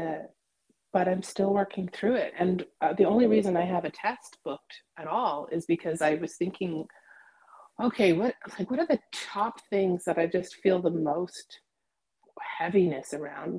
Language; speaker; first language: English; native; English